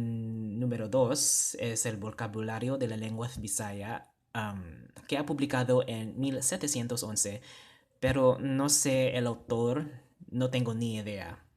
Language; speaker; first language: Spanish; non-native, learner; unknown